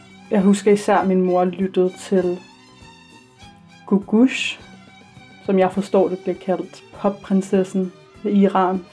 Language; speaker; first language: Danish; early bilingual, other home language; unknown